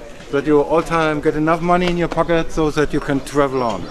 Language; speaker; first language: English; non-native, learner; German